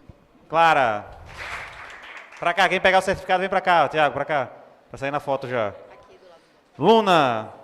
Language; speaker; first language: Portuguese; native; Portuguese